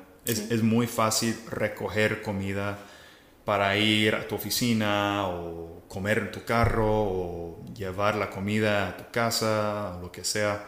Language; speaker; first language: Spanish; non-native, fluent; English